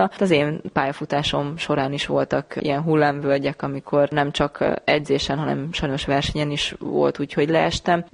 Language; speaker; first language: Hungarian; native; Hungarian